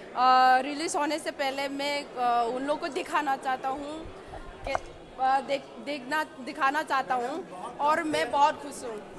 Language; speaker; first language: Hindi; non-native, local second language; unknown